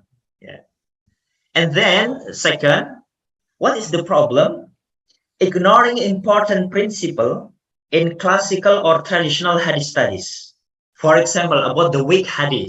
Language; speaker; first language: English; non-native, fluent; Indonesian